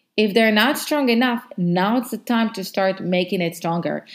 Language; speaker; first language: English; non-native, fluent; Hebrew